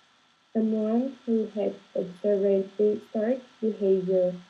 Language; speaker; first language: English; non-native, learner; Portuguese